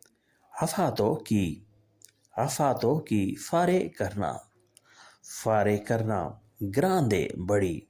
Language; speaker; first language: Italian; non-native, learner; Urdu